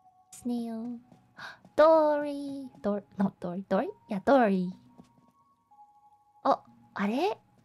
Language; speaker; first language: English; early bilingual, other home language; Japanese